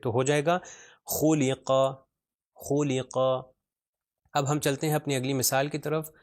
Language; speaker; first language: Urdu; non-native, local second language; Punjabi